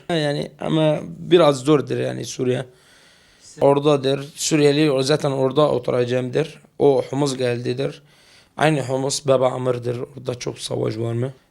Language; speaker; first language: Turkish; non-native, learner; Arabic